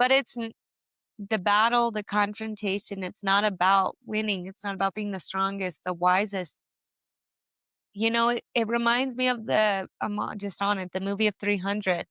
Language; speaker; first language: English; native; English